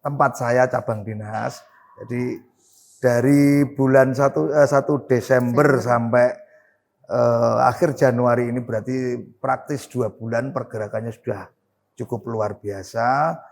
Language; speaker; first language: Indonesian; native; Indonesian